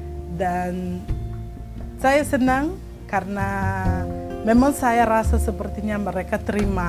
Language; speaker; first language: Indonesian; non-native, fluent; Portuguese